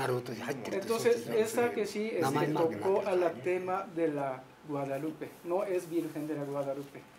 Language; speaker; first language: Spanish; non-native, learner; Japanese